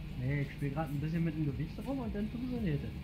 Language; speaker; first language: German; native; German